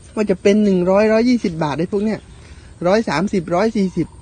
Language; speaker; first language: Thai; native; Thai